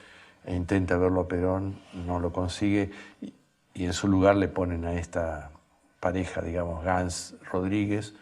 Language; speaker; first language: Spanish; native; Spanish